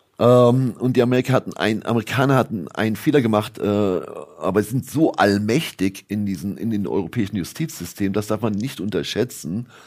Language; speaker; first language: German; native; German